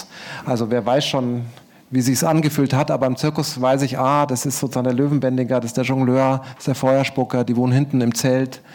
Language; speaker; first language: German; native; German